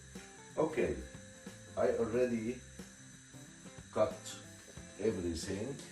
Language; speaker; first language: English; non-native, learner; Arabic